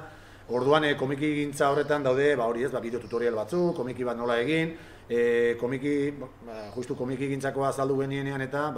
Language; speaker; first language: Basque; native; Basque